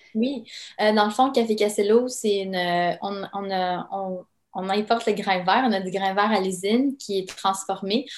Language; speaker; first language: French; early bilingual, other home language; Serbian